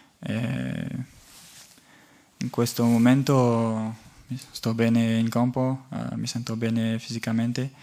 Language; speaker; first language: Italian; non-native, fluent; French